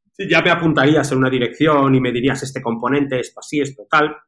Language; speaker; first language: Spanish; native; Spanish